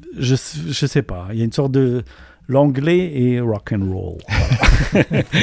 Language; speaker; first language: French; non-native, local second language; Polish